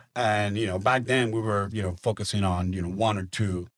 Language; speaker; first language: English; non-native, fluent; Spanish